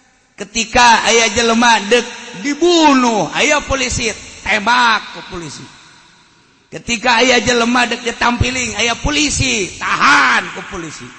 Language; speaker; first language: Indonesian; non-native, local second language; Sundanese